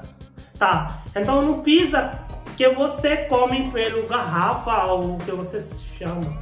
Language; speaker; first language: Portuguese; non-native, learner; Hindi